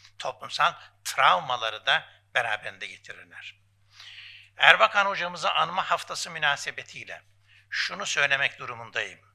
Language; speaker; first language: Turkish; native; Turkish